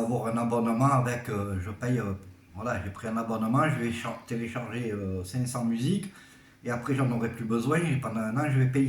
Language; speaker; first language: French; native; French